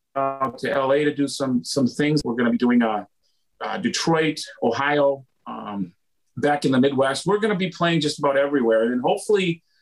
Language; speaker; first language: English; native; English